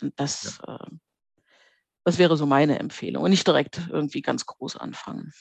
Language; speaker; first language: German; native; German